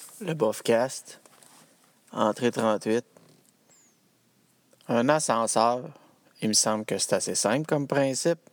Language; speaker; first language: French; native; French